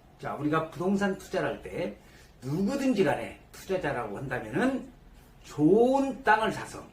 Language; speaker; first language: Korean; native; Korean